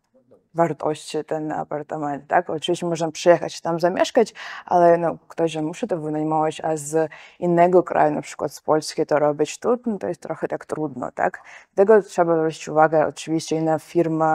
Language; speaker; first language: Polish; non-native, fluent; Georgian